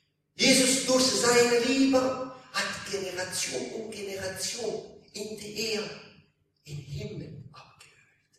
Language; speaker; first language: German; non-native, learner; Italian